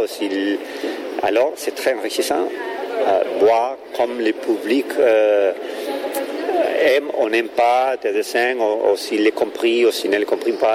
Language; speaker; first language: French; non-native, learner; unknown